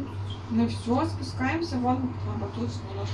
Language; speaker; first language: Russian; native; Russian